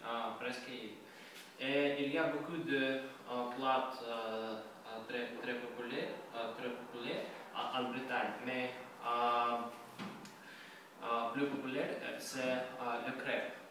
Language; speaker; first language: French; non-native, learner; Russian